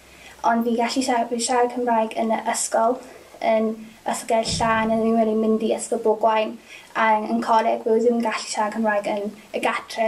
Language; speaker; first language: Welsh; non-native, local second language; English